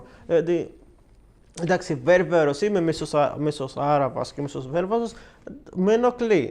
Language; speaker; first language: Greek; non-native, learner; Arabic